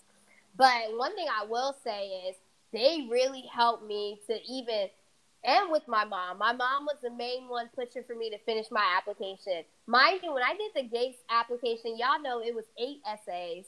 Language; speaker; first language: English; early bilingual, other home language; Fula